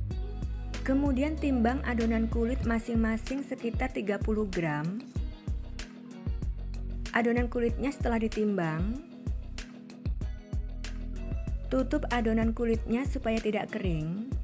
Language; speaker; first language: Indonesian; native; Indonesian